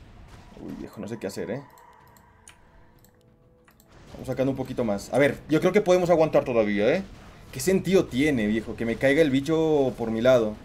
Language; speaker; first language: Spanish; native; Spanish